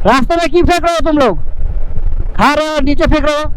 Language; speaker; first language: Hindi; non-native, local second language; Bangla